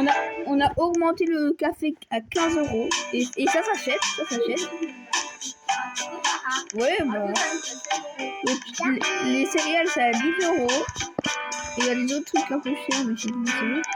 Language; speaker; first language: French; native; French